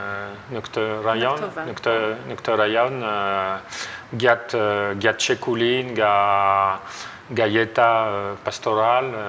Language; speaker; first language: Albanian; non-native, learner; French